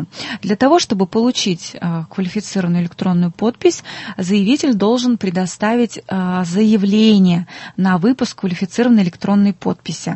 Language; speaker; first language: Russian; native; Russian